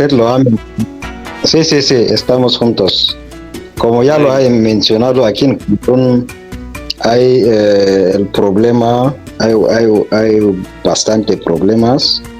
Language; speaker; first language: Spanish; non-native, fluent; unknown